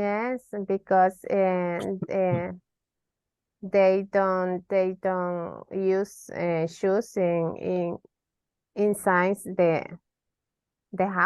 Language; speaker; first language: English; non-native, learner; Spanish